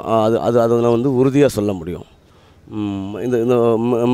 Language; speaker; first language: Tamil; native; Tamil